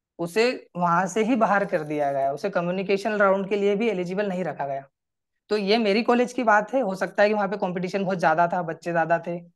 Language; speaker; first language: Hindi; native; Hindi